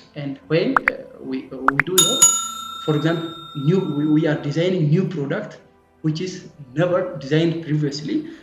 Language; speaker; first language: English; non-native, local second language; Amharic